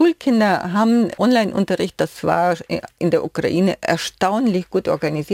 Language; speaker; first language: German; non-native, fluent; Ukrainian